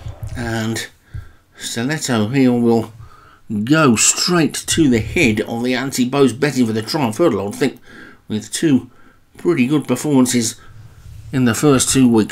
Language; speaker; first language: English; native; English